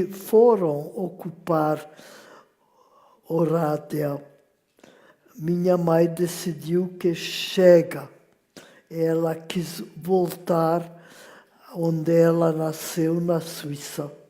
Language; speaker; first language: Portuguese; non-native, fluent; French